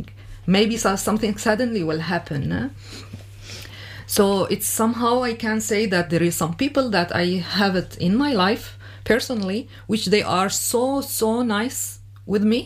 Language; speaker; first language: English; non-native, learner; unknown